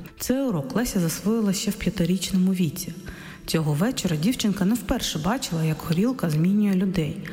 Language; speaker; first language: Ukrainian; native; Ukrainian